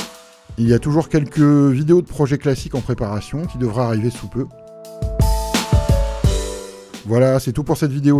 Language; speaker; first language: French; native; French